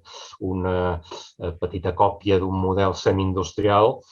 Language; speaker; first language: Catalan; native; Catalan